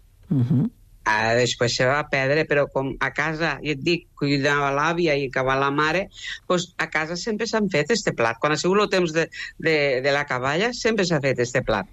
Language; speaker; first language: Catalan; native; Catalan